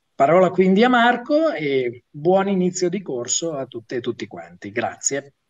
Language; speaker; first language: Italian; native; Italian